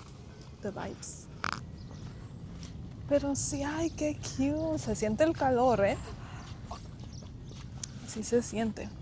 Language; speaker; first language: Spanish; early bilingual, heritage; English